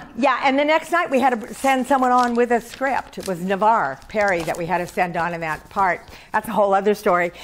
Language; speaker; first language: English; native; English